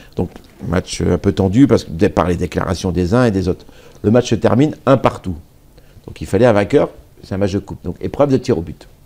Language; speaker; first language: French; native; French